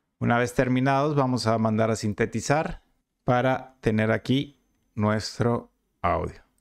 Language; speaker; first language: Spanish; native; Spanish